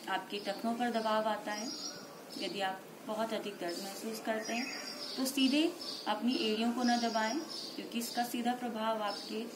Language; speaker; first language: Hindi; native; Hindi